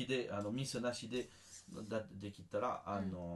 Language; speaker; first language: Japanese; non-native, learner; French